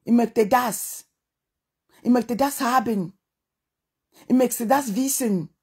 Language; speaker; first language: German; non-native, learner; French